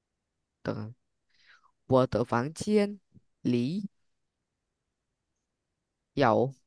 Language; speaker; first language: Chinese; non-native, learner; Vietnamese